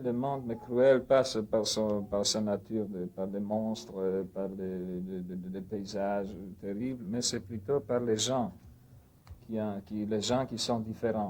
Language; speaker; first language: French; non-native, fluent; Polish